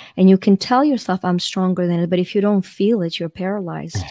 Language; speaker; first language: English; non-native, fluent; Ukrainian